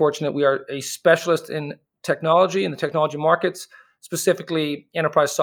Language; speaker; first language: English; native; English